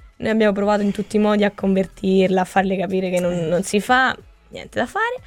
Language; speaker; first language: Italian; native; Italian